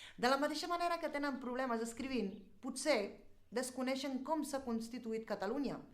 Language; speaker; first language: Catalan; early bilingual, other home language; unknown